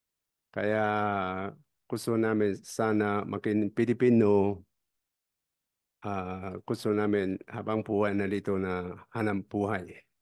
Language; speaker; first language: Filipino; non-native, learner; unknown